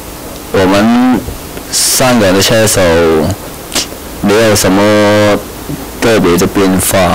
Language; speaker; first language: Chinese; non-native, local second language; Cantonese